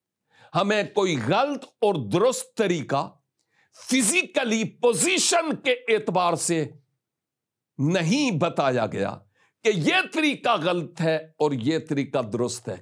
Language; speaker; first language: Urdu; native; Urdu